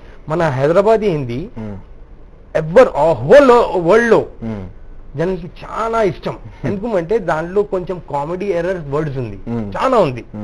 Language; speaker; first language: Telugu; non-native, local second language; Urdu